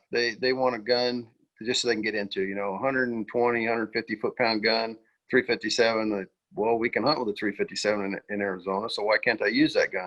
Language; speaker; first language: English; native; English